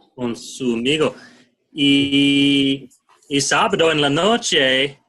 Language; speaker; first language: Spanish; non-native, learner; English